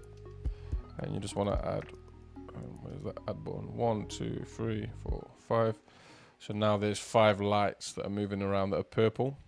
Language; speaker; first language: English; native; English